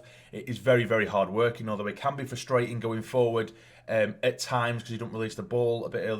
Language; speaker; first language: English; native; English